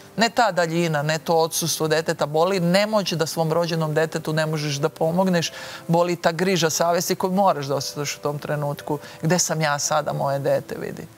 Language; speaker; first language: Serbian; native; Serbian